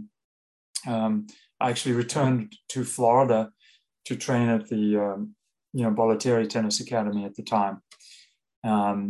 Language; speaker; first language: English; native; English